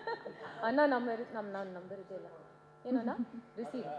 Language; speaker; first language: Kannada; non-native, learner; Tamil